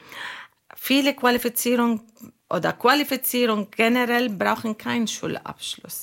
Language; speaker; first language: German; non-native, learner; Arabic